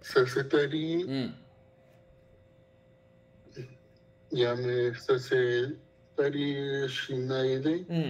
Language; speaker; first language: Japanese; non-native, learner; Spanish